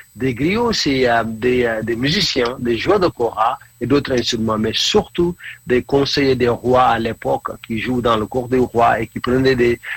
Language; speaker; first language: French; non-native, local second language; Mandingo